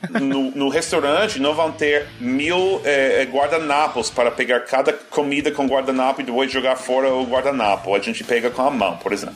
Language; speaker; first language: Portuguese; non-native, fluent; English